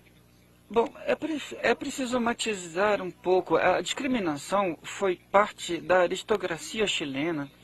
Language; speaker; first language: Portuguese; non-native, fluent; Spanish